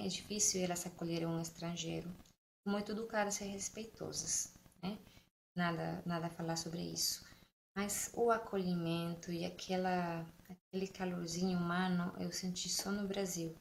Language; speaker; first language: Portuguese; non-native, fluent; Spanish